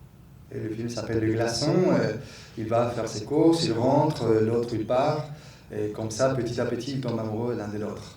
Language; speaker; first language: French; non-native, fluent; Spanish